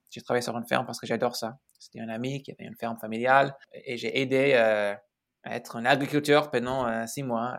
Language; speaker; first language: French; non-native, fluent; English